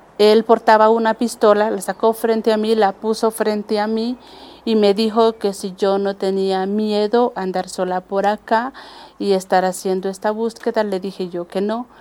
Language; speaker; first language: Spanish; native; Spanish